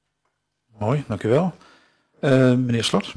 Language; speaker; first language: Dutch; native; Dutch